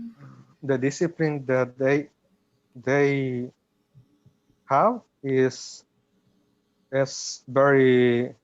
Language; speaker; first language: English; non-native, learner; Spanish